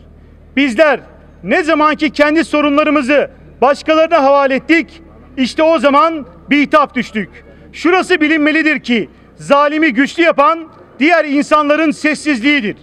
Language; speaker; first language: Turkish; native; Turkish